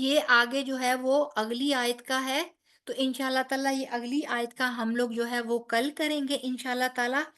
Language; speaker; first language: Urdu; non-native, local second language; Punjabi